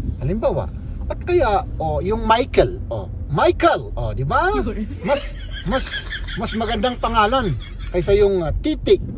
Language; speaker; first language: Filipino; native; Filipino